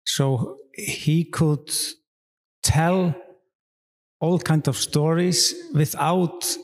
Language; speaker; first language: English; non-native, fluent; Icelandic